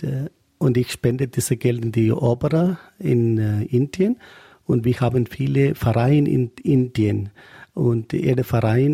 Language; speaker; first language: German; non-native, learner; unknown